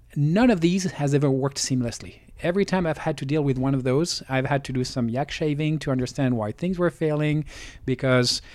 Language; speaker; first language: English; non-native, fluent; French